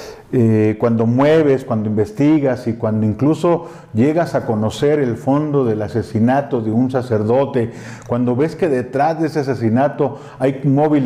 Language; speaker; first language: Spanish; native; Spanish